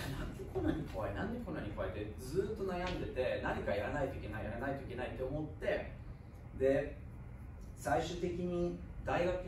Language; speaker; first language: Japanese; non-native, fluent; German